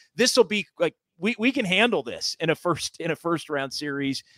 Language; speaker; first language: English; native; English